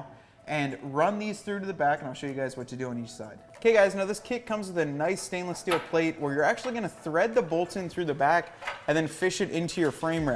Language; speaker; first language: English; native; English